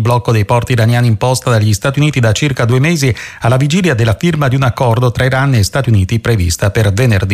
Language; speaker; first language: Italian; native; Italian